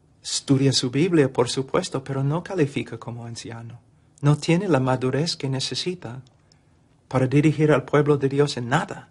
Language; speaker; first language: Spanish; non-native, fluent; English